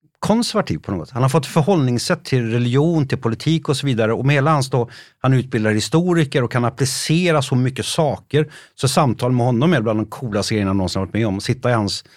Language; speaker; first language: Swedish; native; Swedish